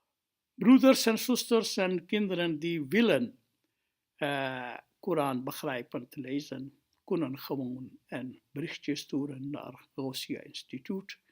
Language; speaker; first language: Dutch; non-native, fluent; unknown